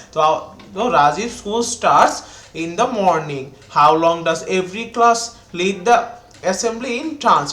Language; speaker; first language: English; non-native, local second language; Bangla